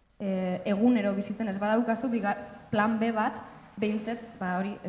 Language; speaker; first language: Basque; native; Basque